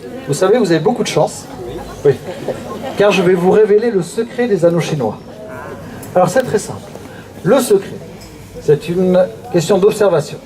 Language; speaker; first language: French; native; French